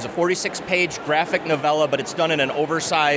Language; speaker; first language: English; native; English